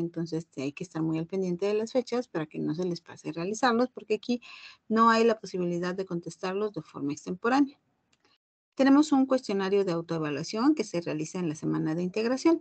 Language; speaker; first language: Spanish; native; Spanish